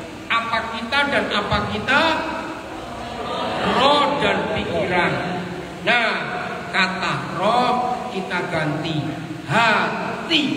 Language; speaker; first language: Indonesian; native; Indonesian